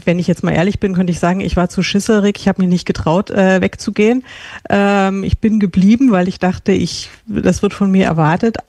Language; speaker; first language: German; native; German